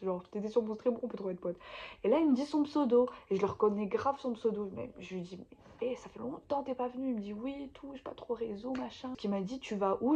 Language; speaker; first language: French; native; French